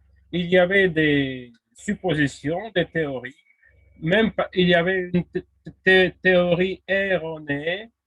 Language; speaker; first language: French; non-native, fluent; Russian